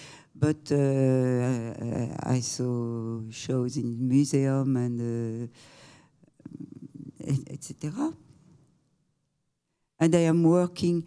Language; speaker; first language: English; non-native, fluent; French